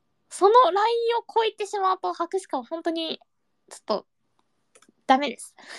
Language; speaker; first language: Japanese; early bilingual, heritage; Japanese